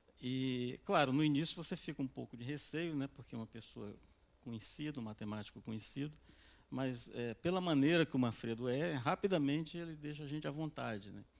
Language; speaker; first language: Portuguese; native; Portuguese